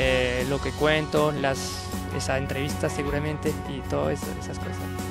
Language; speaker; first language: Spanish; non-native, fluent; French